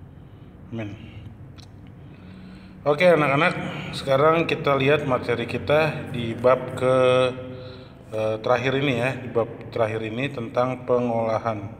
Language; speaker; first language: Indonesian; native; Indonesian